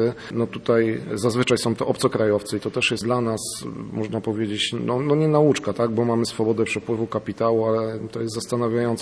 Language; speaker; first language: Polish; native; Polish